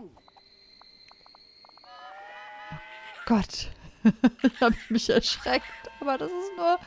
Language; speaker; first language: German; native; German